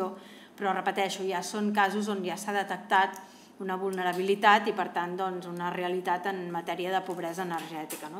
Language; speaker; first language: Catalan; native; Catalan